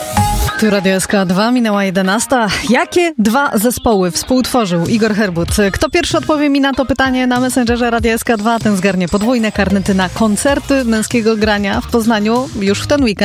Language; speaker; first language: Polish; native; Polish